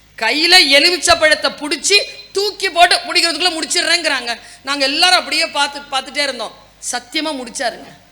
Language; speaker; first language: Tamil; non-native, local second language; Urdu